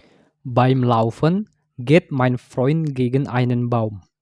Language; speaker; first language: German; non-native, fluent; Indonesian